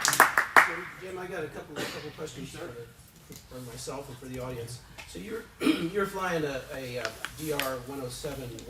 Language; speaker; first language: English; native; English